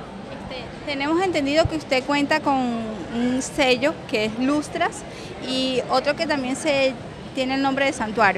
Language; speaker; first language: Spanish; native; Spanish